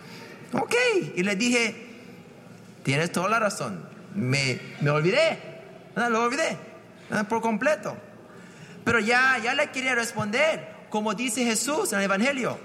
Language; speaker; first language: Spanish; non-native, fluent; English